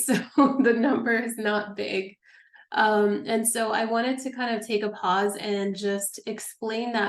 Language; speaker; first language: English; native; English